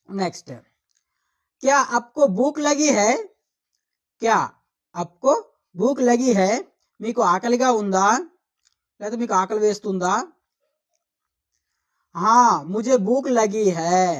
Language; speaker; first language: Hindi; non-native, local second language; Telugu